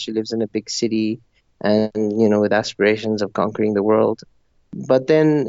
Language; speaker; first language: English; non-native, local second language; Persian